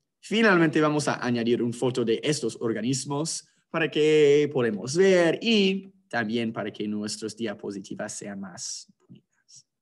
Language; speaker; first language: Spanish; non-native, fluent; English